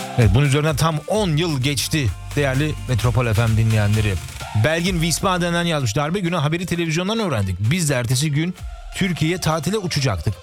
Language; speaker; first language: Turkish; early bilingual, heritage; Turkish